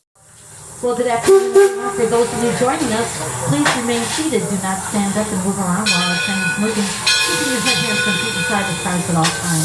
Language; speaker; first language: English; native; English